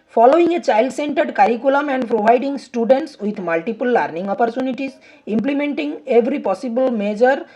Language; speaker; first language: English; non-native, local second language; Bangla